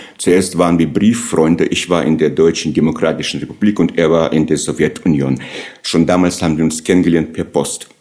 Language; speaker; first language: German; non-native, fluent; Russian